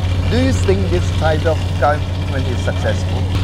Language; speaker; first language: English; non-native, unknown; Thai